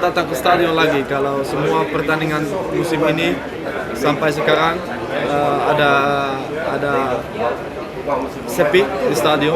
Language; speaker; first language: Indonesian; non-native, fluent; Dutch